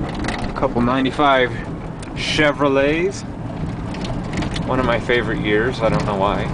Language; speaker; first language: English; native; English